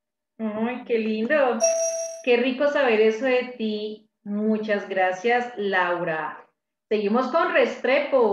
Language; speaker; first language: Spanish; native; Spanish